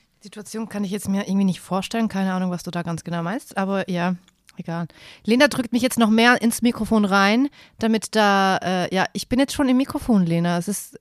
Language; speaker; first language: German; native; German